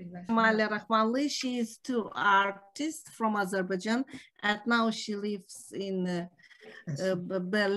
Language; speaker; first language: English; non-native, learner; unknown